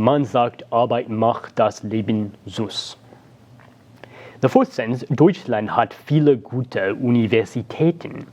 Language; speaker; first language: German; non-native, fluent; English